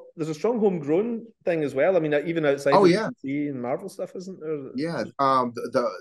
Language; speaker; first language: English; non-native, local second language; Filipino